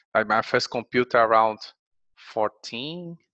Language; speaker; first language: English; non-native, fluent; Portuguese